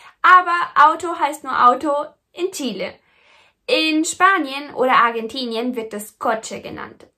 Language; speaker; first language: German; native; German